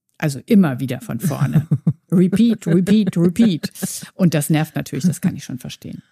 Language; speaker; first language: German; native; German